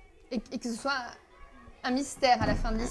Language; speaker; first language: French; native; French